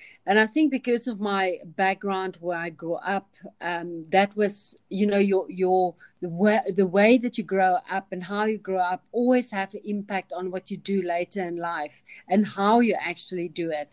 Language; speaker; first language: English; non-native, local second language; Afrikaans